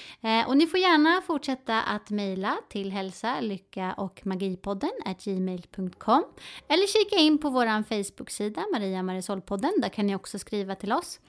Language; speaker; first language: Swedish; non-native, fluent; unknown